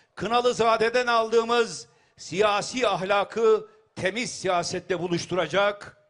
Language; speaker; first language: Turkish; native; Turkish